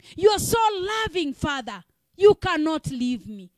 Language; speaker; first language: English; non-native, local second language; Swahili